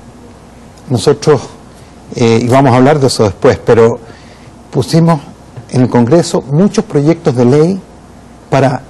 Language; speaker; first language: Spanish; native; Spanish